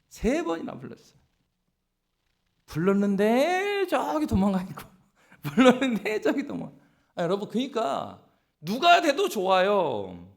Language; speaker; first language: Korean; native; Korean